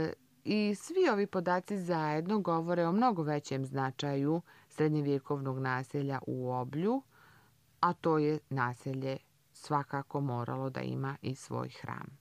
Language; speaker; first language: Croatian; native; Croatian